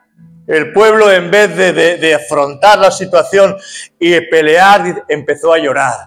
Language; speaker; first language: Spanish; native; Spanish